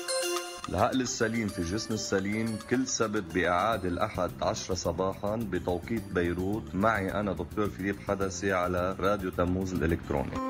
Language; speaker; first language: Arabic; native; Arabic